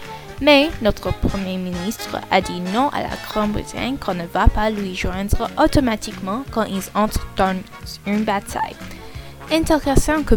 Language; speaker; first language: French; non-native, learner; English